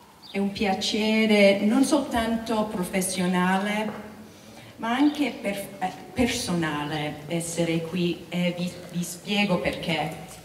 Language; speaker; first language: Italian; non-native, fluent; English